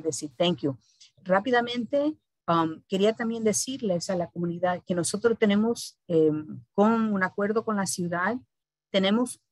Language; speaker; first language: Spanish; early bilingual, heritage; Spanish